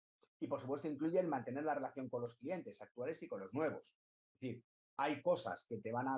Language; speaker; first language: Spanish; native; Spanish